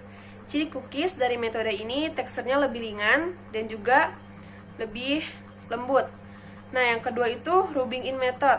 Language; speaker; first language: Indonesian; native; Indonesian